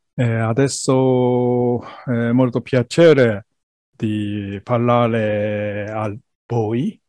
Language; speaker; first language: Italian; non-native, learner; Japanese